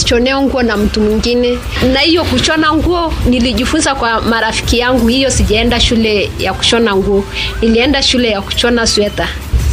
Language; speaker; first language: Swahili; non-native, local second language; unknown